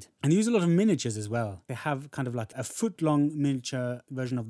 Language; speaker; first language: English; non-native, fluent; Norwegian